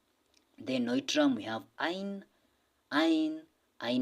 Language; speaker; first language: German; non-native, learner; English